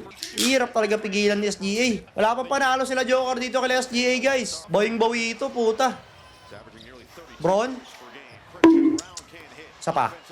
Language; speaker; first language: Filipino; native; Filipino